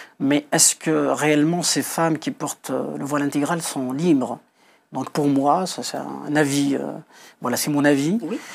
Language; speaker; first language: French; non-native, local second language; Kabyle